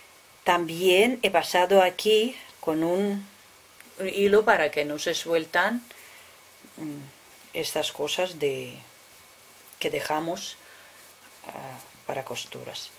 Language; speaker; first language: Spanish; non-native, fluent; Russian